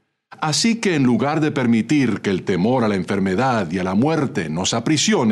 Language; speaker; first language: Spanish; native; Spanish